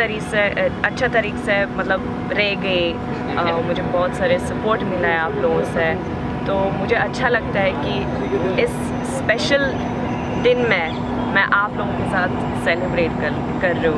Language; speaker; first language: Hindi; non-native, fluent; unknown